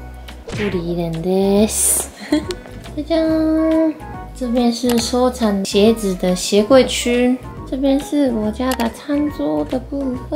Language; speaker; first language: Chinese; non-native, fluent; Japanese